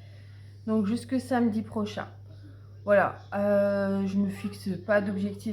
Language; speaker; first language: French; native; French